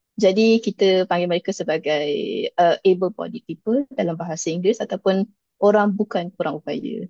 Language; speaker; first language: Malay; native; Malay